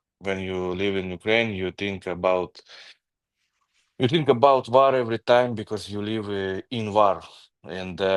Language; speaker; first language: English; non-native, learner; Ukrainian